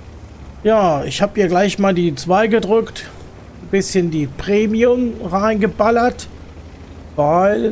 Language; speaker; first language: German; native; German